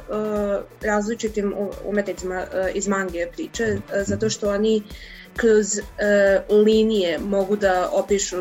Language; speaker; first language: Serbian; early bilingual, heritage; English